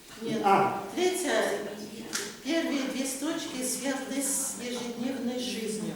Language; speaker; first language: Russian; non-native, fluent; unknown